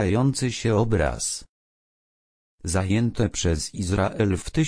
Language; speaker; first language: Polish; native; Polish